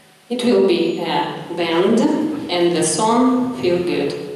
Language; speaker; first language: English; non-native, fluent; Russian